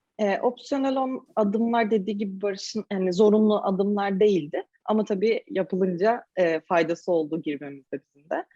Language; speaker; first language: Turkish; native; Turkish